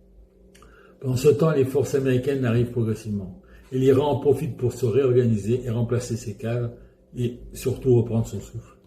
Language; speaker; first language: French; native; French